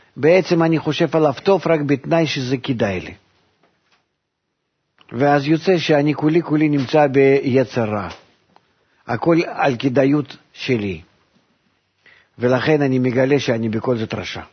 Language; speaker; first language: Hebrew; non-native, fluent; Russian